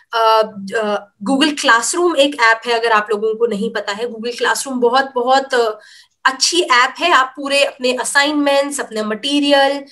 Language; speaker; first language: Hindi; native; Hindi